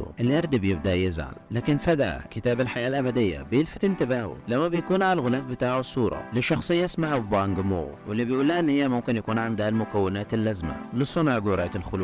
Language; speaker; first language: Arabic; native; Arabic